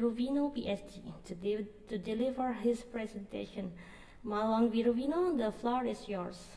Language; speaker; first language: English; non-native, learner; Indonesian